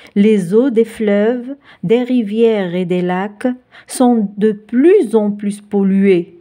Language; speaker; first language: French; non-native, local second language; Arabic